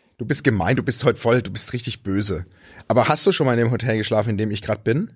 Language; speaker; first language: German; native; German